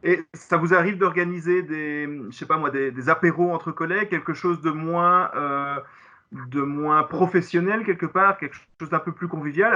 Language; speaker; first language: French; native; French